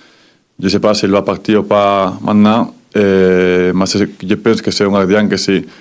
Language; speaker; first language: French; non-native, fluent; Spanish